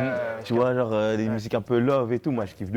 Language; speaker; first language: French; native; French